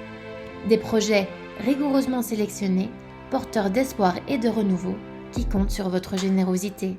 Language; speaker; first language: French; native; French